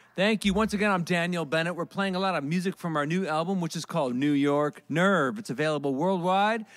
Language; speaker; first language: English; native; English